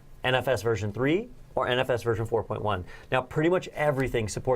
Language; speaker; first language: English; native; English